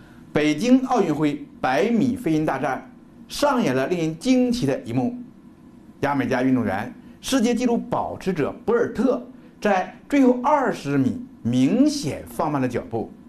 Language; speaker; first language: Chinese; native; Chinese